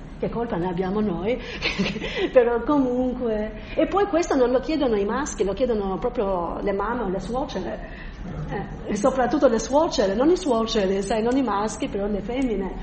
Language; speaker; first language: Italian; non-native, fluent; Albanian